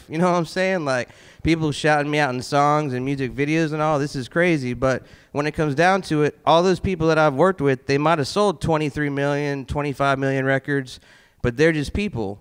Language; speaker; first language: English; native; English